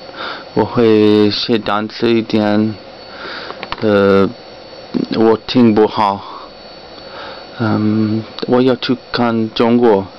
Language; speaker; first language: Chinese; non-native, learner; English